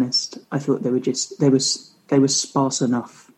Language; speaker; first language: English; native; English